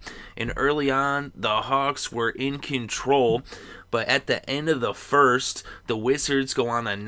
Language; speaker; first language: English; native; English